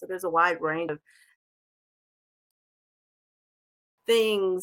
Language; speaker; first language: English; native; English